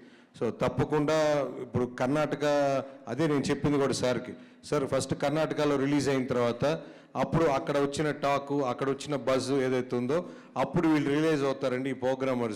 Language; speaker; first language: Telugu; native; Telugu